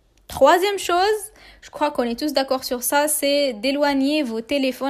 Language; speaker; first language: French; non-native, local second language; Arabic